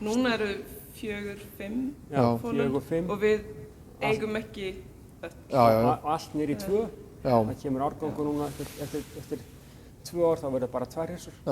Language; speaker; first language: Icelandic; non-native, fluent; Swedish